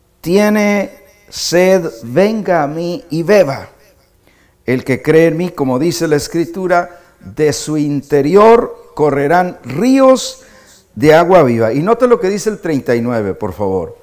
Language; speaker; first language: Spanish; native; Spanish